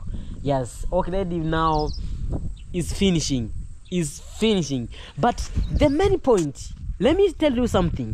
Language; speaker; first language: English; non-native, learner; Swahili